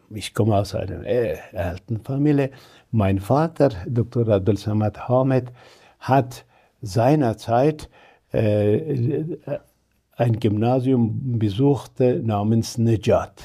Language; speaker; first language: German; non-native, fluent; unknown